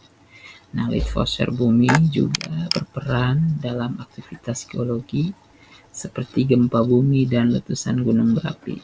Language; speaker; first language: Indonesian; native; Indonesian